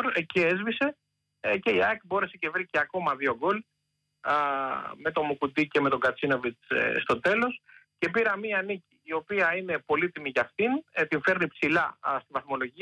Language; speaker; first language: Greek; native; Greek